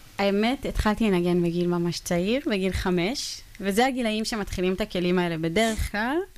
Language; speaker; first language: Hebrew; native; Hebrew